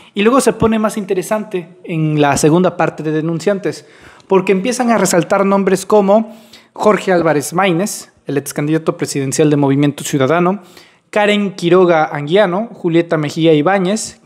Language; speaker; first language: Spanish; native; Spanish